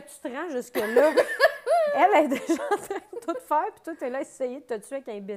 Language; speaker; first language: French; native; French